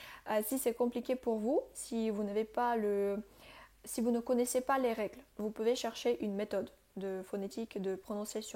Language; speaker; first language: French; non-native, fluent; Russian